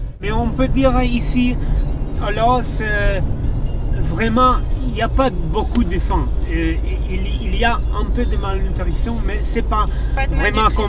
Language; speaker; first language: French; non-native, learner; Czech